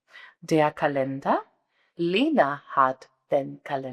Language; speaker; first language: German; non-native, fluent; Spanish